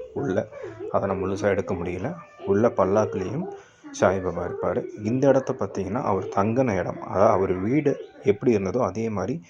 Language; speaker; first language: Tamil; native; Tamil